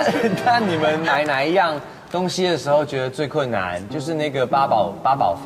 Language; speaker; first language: Chinese; native; Chinese